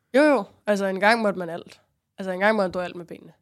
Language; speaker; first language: Danish; native; Danish